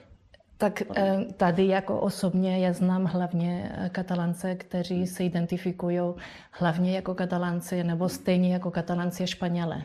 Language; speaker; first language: Czech; non-native, fluent; Spanish